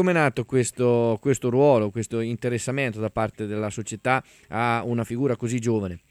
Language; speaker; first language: Italian; native; Italian